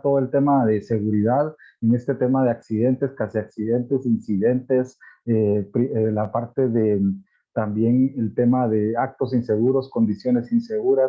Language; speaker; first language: Spanish; native; Spanish